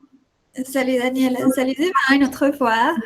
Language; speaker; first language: French; non-native, fluent; Spanish